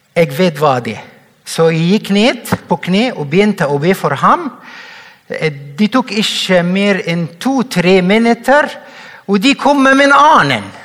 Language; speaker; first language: Norwegian; non-native, fluent; Arabic